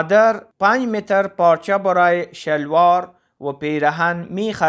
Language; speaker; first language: Persian; non-native, fluent; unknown